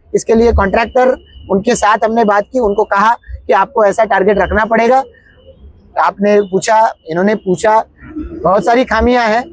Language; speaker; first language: Hindi; non-native, local second language; Marathi